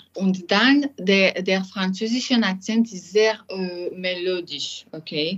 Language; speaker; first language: German; non-native, learner; French